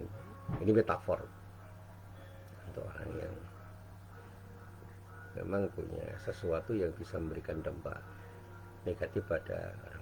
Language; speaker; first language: Indonesian; native; Indonesian